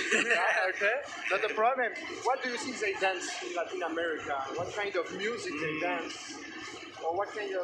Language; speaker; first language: English; non-native, learner; French